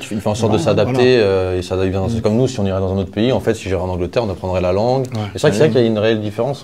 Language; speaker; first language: French; native; French